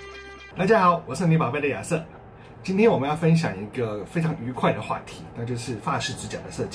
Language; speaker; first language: Chinese; native; Chinese